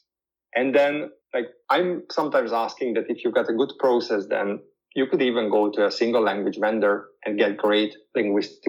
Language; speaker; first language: English; non-native, fluent; Hungarian